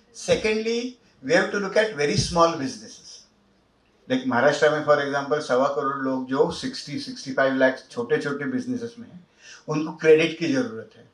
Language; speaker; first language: Hindi; non-native, local second language; Marathi